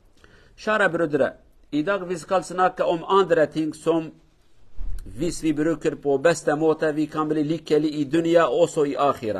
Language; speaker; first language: Norwegian; non-native, learner; Kurdish